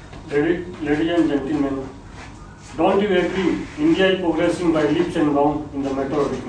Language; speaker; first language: English; non-native, local second language; Hindi